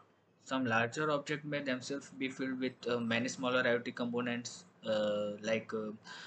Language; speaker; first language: English; non-native, local second language; Gujarati